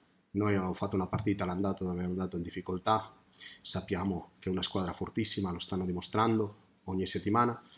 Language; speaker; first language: Italian; non-native, fluent; Spanish